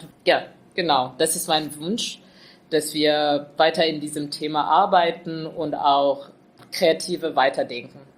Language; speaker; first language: German; non-native, fluent; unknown